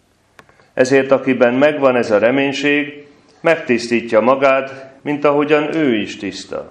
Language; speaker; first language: Hungarian; native; Hungarian